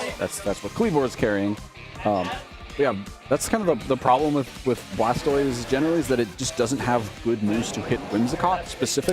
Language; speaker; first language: English; native; English